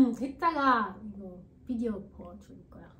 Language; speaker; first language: Korean; non-native, learner; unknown